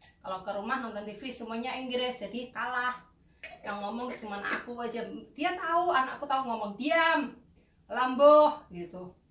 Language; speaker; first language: Indonesian; native; Indonesian